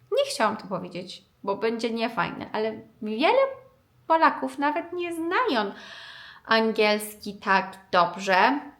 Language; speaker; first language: Polish; non-native, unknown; Persian